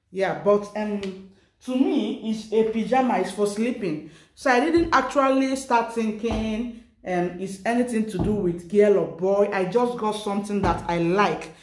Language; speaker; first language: English; non-native, local second language; Igbo